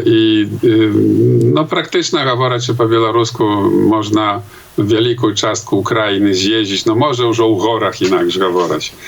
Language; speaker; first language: Polish; non-native, local second language; Belarusian